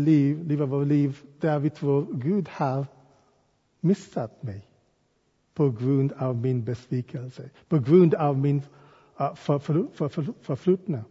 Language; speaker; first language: Swedish; non-native, fluent; English